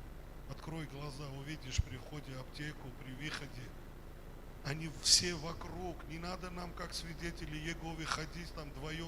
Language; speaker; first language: Russian; non-native, fluent; Armenian